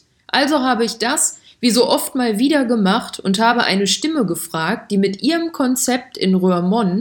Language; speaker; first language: German; native; German